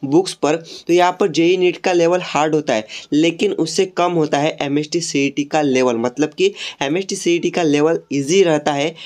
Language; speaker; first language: Hindi; non-native, local second language; Marathi